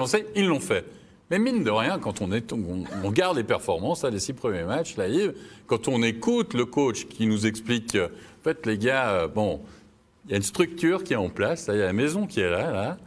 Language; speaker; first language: French; native; French